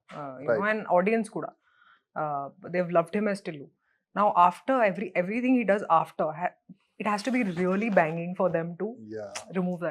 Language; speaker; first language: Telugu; non-native, local second language; Hindi